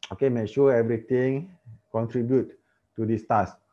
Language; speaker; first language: English; non-native, local second language; Malay